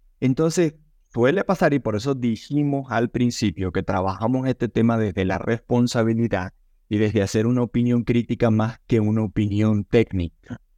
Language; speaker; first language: Spanish; native; Spanish